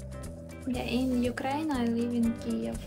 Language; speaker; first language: English; non-native, learner; Ukrainian